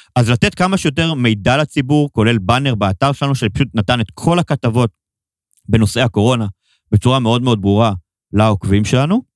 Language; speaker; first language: Hebrew; native; Hebrew